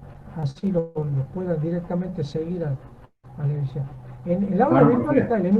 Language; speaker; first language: Spanish; native; Spanish